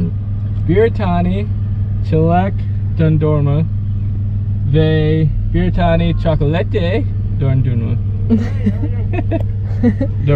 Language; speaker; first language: Turkish; non-native, learner; English